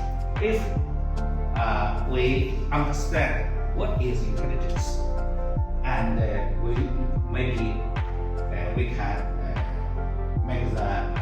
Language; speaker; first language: English; non-native, learner; Chinese